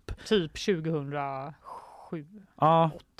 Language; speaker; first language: Swedish; native; Swedish